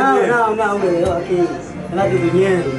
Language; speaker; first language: Portuguese; non-native, learner; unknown